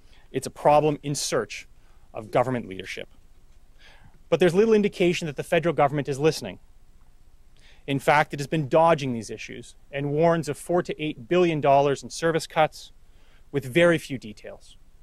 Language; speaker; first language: English; native; English